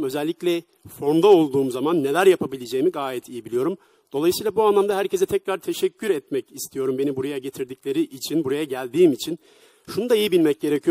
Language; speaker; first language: Turkish; native; Turkish